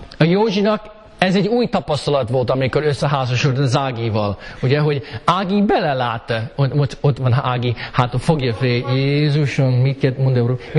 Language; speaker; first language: Hungarian; early bilingual, heritage; Hungarian